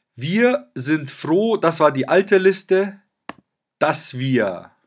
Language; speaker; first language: German; native; German